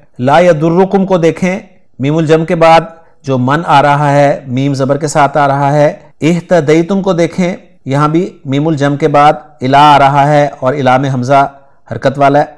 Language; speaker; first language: Urdu; native; Urdu